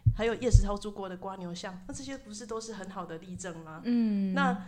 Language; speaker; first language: Chinese; native; Chinese